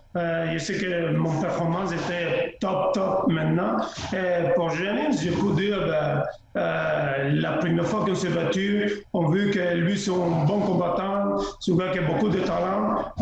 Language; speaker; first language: French; non-native, local second language; Spanish